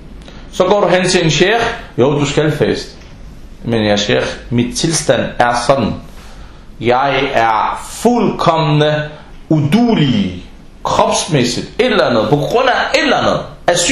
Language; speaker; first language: Danish; non-native, fluent; Arabic